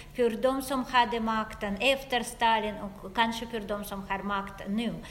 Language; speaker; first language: Swedish; non-native, fluent; Russian